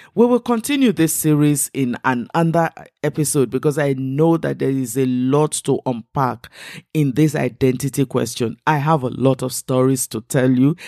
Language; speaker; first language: English; non-native, local second language; Igbo